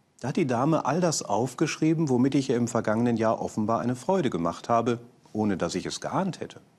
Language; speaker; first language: German; native; German